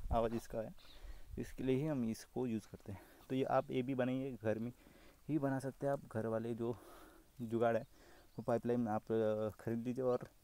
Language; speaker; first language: Hindi; non-native, local second language; Marathi